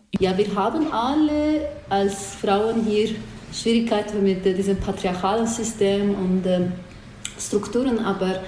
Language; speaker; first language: German; non-native, learner; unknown